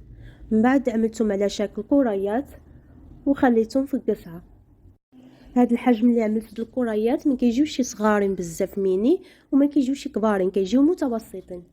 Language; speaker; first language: Arabic; native; Arabic